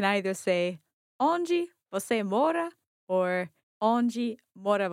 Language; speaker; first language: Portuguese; non-native, learner; English